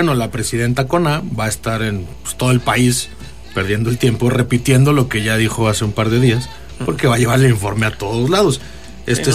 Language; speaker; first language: Spanish; native; Spanish